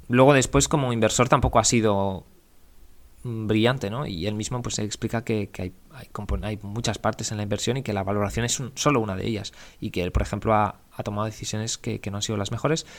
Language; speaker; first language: Spanish; native; Spanish